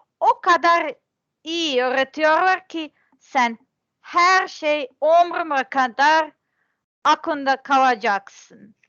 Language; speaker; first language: Turkish; non-native, learner; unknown